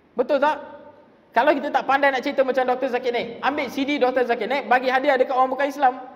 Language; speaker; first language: Malay; non-native, local second language; Tamil